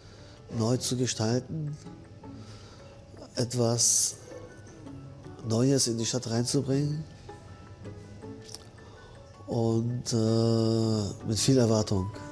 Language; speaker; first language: German; early bilingual, other home language; Japanese